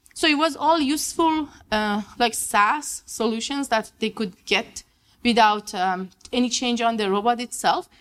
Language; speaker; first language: English; non-native, fluent; Persian